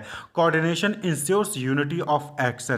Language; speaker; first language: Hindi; native; Hindi